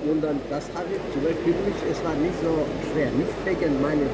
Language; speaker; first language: German; non-native, learner; Albanian